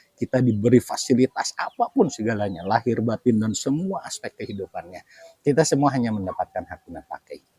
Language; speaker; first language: Indonesian; non-native, local second language; Sundanese